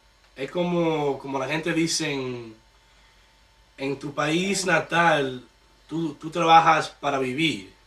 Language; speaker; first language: Spanish; early bilingual, heritage; Spanish